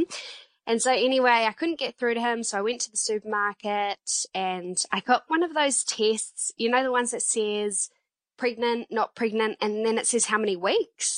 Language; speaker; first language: English; native; English